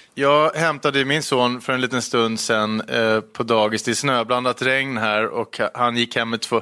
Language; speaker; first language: Swedish; native; Swedish